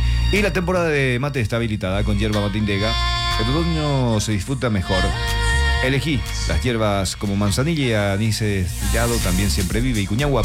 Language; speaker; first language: Spanish; native; Spanish